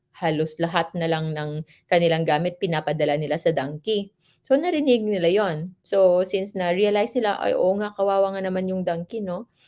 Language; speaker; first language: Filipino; non-native, local second language; Hiligaynon